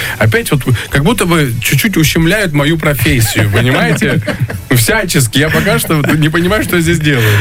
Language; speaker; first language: Russian; early bilingual, other home language; Georgian